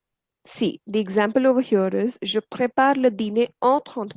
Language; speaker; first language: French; non-native, fluent; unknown